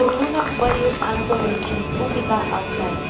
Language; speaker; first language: Russian; non-native, local second language; Tuvinian